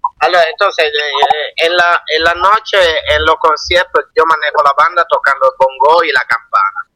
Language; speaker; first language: Spanish; non-native, fluent; Italian